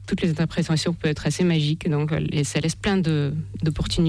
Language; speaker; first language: French; non-native, fluent; Russian